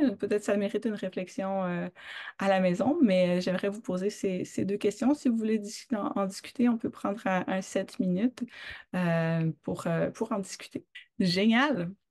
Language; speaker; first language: French; native; French